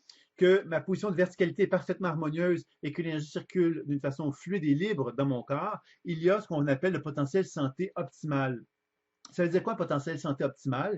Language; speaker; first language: French; native; French